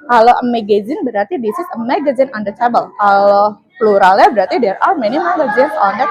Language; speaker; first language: English; non-native, learner; Indonesian